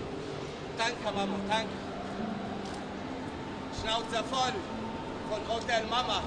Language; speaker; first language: German; non-native, learner; Arabic